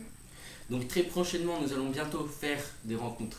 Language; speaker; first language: French; native; French